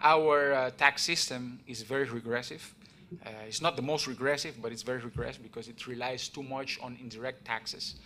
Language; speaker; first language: English; non-native, fluent; Spanish